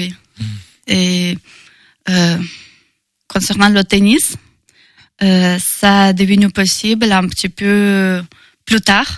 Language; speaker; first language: French; non-native, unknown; Russian